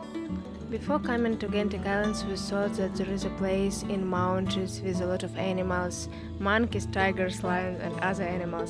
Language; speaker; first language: English; non-native, fluent; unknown